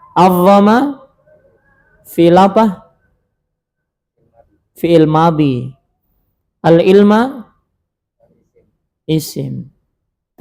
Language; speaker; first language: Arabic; non-native, fluent; Indonesian